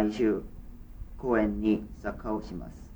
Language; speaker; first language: Japanese; non-native, learner; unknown